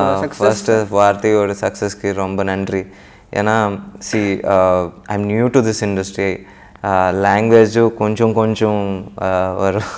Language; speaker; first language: Tamil; non-native, local second language; Telugu